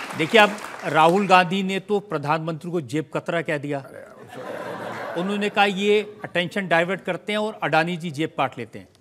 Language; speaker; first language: Hindi; native; Hindi